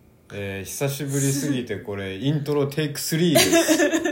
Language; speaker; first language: Japanese; native; Japanese